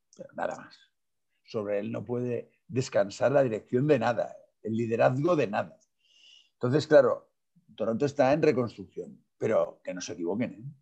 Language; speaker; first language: Spanish; non-native, local second language; Catalan